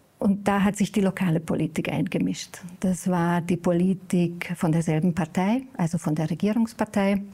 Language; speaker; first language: German; non-native, fluent; Hungarian